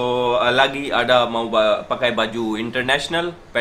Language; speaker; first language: Indonesian; non-native, learner; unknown